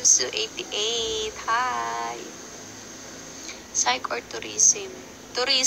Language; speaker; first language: English; non-native, local second language; Filipino